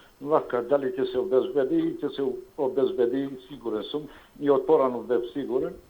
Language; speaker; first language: Macedonian; non-native, local second language; Albanian